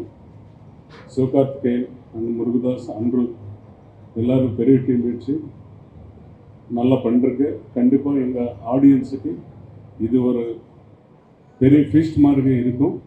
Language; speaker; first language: Tamil; non-native, learner; Telugu